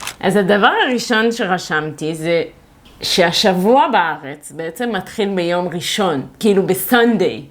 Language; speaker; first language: Hebrew; non-native, fluent; French